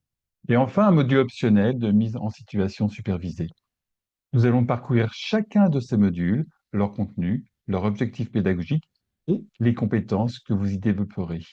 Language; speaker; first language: French; native; French